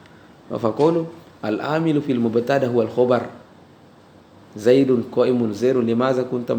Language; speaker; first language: Arabic; non-native, fluent; Indonesian